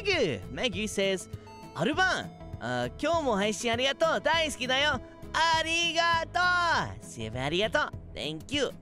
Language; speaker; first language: Japanese; non-native, learner; English